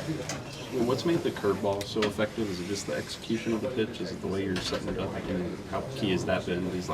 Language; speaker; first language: English; native; English